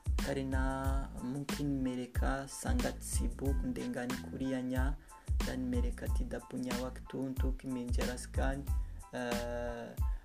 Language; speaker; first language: Indonesian; non-native, learner; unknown